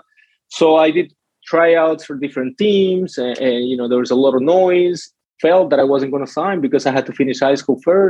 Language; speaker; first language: English; non-native, fluent; Spanish